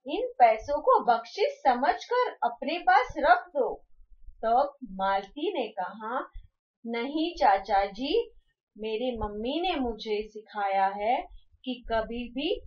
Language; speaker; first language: Hindi; non-native, local second language; Marathi